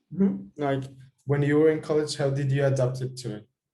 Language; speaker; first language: English; non-native, fluent; Spanish